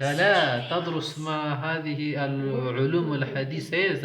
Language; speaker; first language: Arabic; non-native, fluent; Urdu